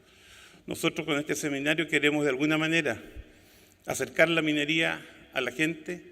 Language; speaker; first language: Spanish; native; Spanish